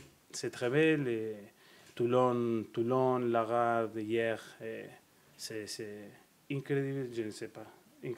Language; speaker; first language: French; non-native, learner; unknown